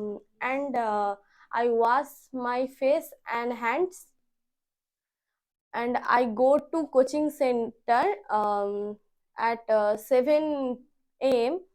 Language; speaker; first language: English; non-native, local second language; Bangla